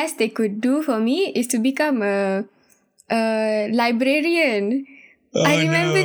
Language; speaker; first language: English; non-native, local second language; Tamil